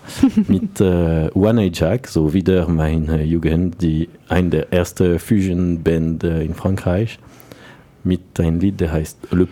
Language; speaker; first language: German; non-native, learner; French